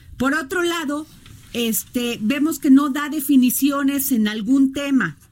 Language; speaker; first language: Spanish; native; Spanish